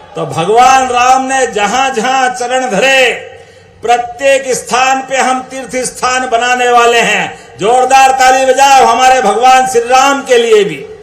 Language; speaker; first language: Hindi; native; Hindi